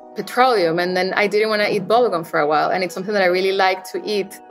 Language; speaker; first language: English; non-native, fluent; Spanish